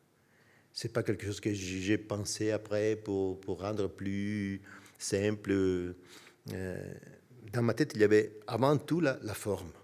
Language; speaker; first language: French; non-native, fluent; Italian